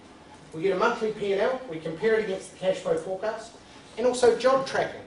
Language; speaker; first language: English; native; English